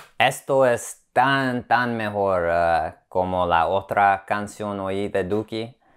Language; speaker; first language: Spanish; non-native, learner; English